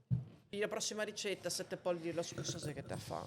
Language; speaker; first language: Italian; native; Italian